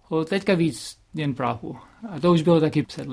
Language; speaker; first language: Czech; early bilingual, heritage; Czech